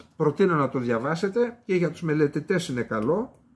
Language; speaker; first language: Greek; native; Greek